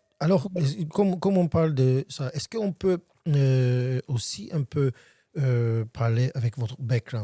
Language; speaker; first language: French; non-native, learner; Armenian